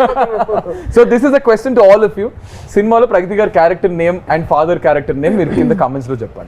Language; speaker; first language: Telugu; native; Telugu